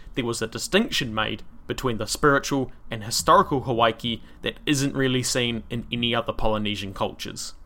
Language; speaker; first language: English; native; English